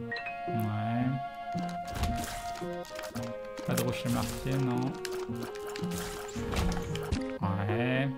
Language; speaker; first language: French; native; French